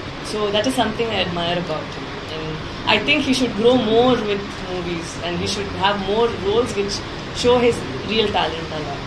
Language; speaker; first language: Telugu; non-native, learner; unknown